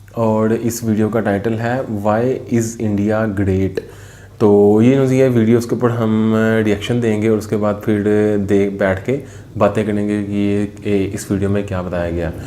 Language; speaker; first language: Urdu; native; Urdu